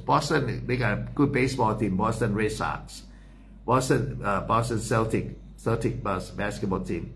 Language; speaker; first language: English; non-native, fluent; Thai